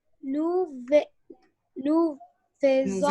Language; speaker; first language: French; non-native, learner; Arabic